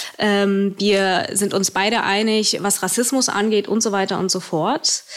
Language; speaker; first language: German; early bilingual, other home language; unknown